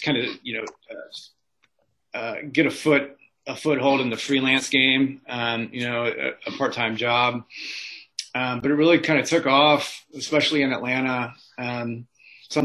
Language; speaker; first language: English; native; English